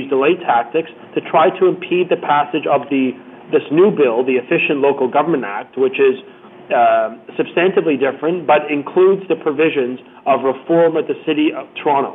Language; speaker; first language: English; native; English